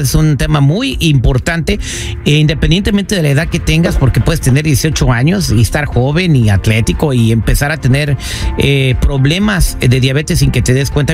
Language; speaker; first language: Spanish; native; Spanish